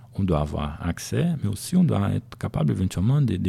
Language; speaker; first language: French; non-native, fluent; Portuguese